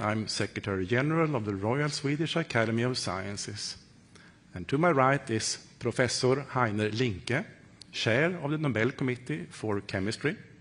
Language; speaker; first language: English; non-native, fluent; Swedish